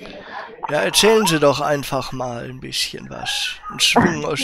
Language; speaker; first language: German; native; German